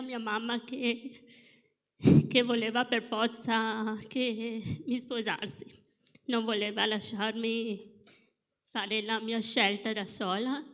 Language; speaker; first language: Italian; non-native, fluent; Morisyen